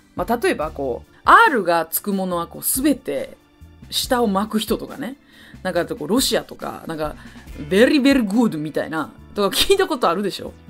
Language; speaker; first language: Japanese; native; Japanese